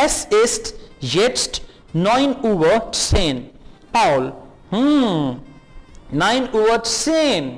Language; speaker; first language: German; non-native, fluent; Urdu